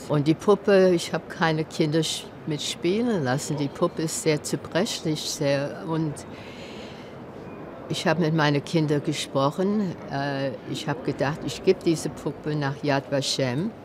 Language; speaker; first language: German; early bilingual, heritage; German